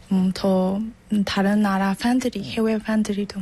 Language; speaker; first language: Korean; non-native, learner; Burmese